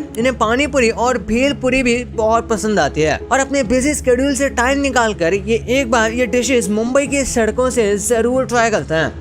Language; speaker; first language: Hindi; native; Hindi